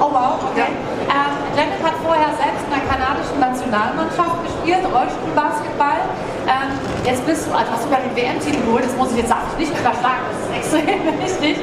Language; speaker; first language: German; native; German